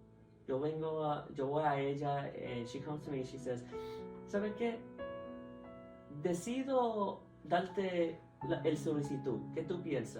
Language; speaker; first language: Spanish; early bilingual, heritage; Spanish